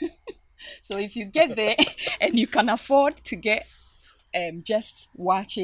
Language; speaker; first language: English; non-native, local second language; Ga